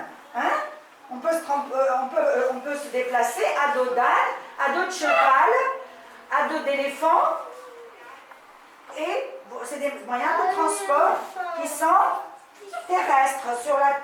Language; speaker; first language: French; non-native, local second language; Arabic